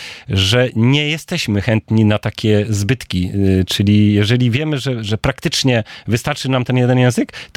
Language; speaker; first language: Polish; native; Polish